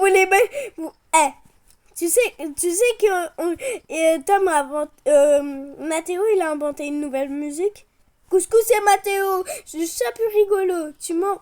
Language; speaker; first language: French; native; French